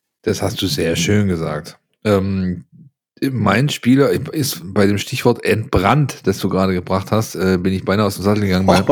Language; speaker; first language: German; native; German